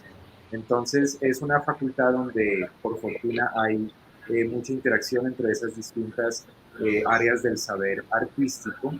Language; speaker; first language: Spanish; native; Spanish